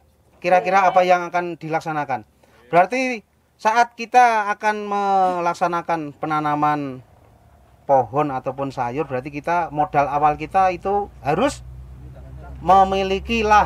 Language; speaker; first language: Indonesian; non-native, local second language; Javanese